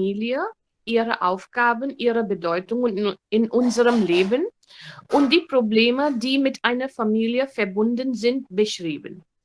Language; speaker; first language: German; non-native, fluent; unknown